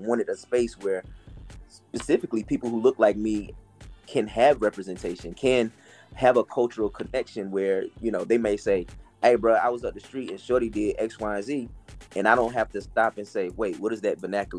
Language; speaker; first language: English; native; English